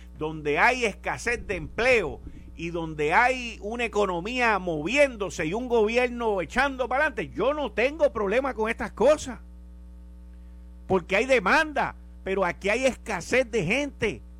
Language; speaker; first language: Spanish; native; Spanish